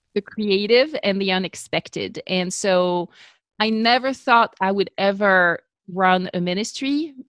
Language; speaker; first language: English; non-native, fluent; French